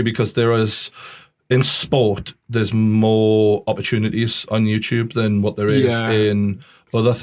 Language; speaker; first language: English; native; English